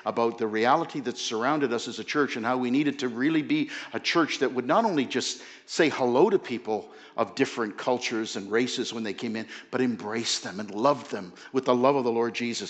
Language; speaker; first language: English; native; English